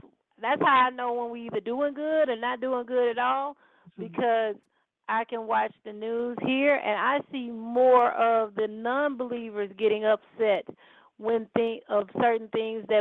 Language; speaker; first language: English; native; English